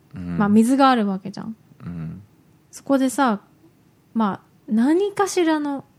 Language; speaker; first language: Japanese; native; Japanese